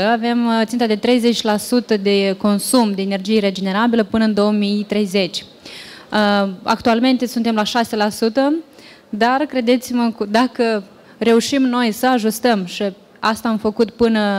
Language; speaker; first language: Romanian; native; Romanian